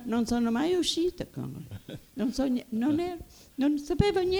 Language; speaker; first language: Italian; early bilingual, heritage; Italian